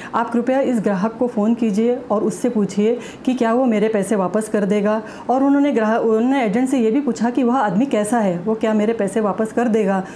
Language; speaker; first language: Hindi; non-native, local second language; Marathi